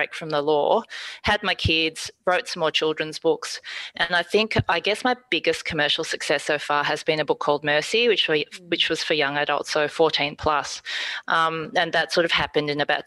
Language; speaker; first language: English; early bilingual, other home language; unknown